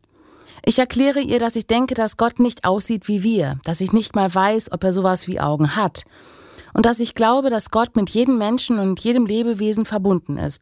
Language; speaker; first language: German; native; German